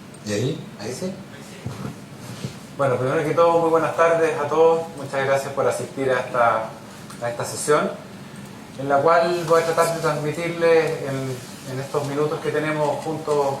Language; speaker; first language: Spanish; native; Spanish